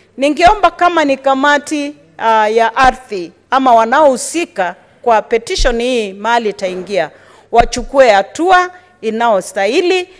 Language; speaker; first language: Swahili; non-native, local second language; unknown